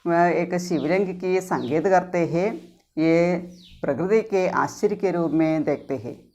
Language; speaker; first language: Hindi; non-native, local second language; Malayalam